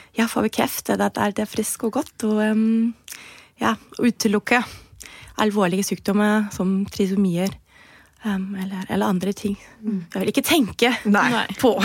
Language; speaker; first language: Norwegian; non-native, fluent; German